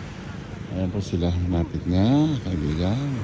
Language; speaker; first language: Filipino; native; Filipino